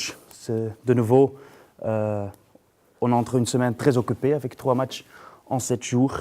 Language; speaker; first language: French; non-native, local second language; Dutch